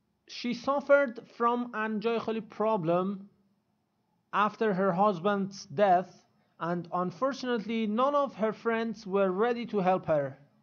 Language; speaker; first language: English; non-native, fluent; Persian